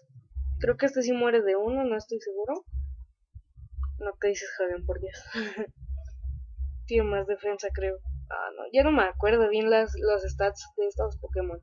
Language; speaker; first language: Spanish; native; Spanish